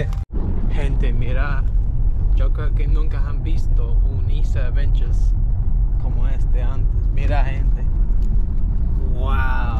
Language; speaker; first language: Spanish; non-native, learner; English